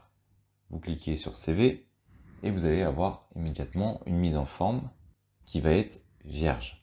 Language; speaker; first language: French; native; French